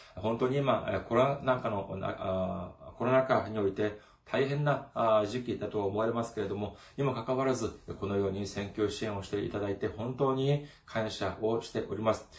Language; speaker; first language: Japanese; non-native, fluent; Korean